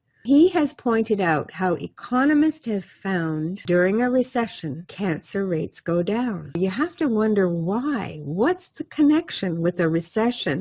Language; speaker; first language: English; native; English